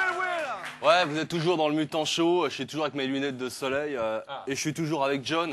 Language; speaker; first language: French; native; French